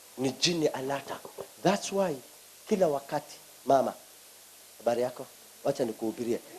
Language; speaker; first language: Swahili; non-native, local second language; Somali